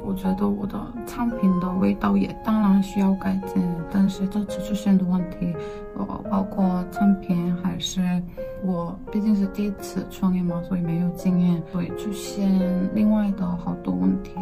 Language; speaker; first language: Chinese; non-native, fluent; Korean